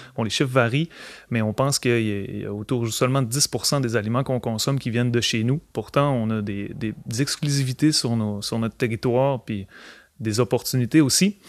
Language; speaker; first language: French; native; French